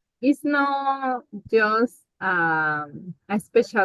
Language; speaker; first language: English; non-native, learner; Spanish